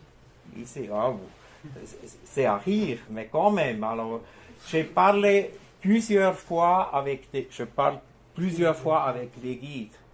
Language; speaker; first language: French; non-native, fluent; German